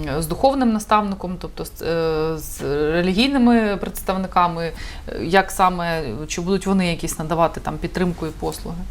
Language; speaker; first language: Ukrainian; native; Ukrainian